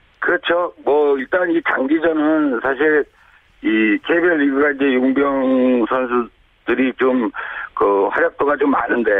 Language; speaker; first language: Korean; native; Korean